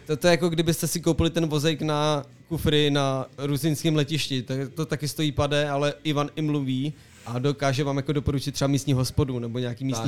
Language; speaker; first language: Czech; native; Czech